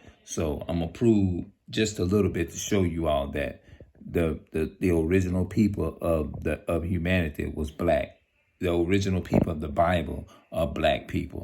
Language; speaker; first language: English; native; English